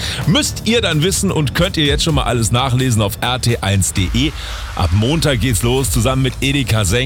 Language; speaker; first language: German; native; German